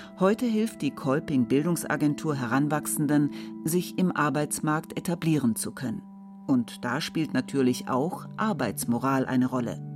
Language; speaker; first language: German; native; German